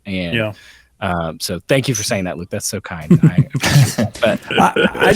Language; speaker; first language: English; native; English